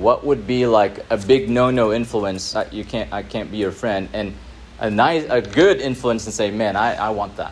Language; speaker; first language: English; non-native, local second language; Filipino